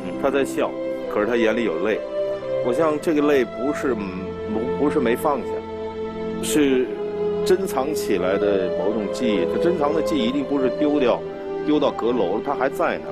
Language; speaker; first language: Chinese; native; Chinese